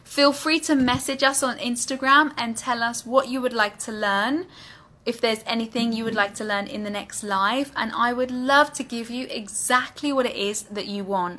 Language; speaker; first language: English; native; English